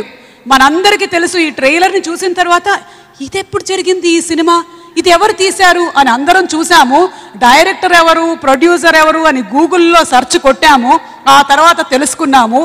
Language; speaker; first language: Telugu; native; Telugu